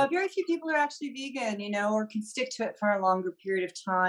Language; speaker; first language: English; native; English